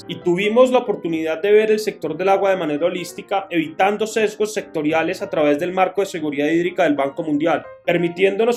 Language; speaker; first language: Spanish; native; Spanish